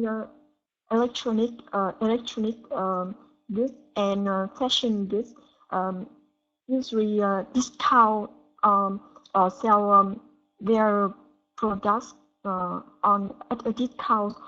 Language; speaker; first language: English; non-native, learner; Vietnamese